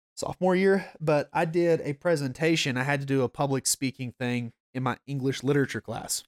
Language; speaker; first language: English; native; English